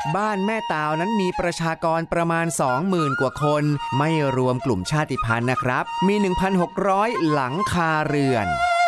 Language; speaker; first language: Thai; native; Thai